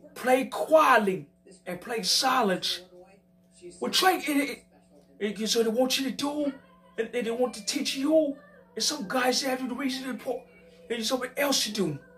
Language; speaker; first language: English; native; English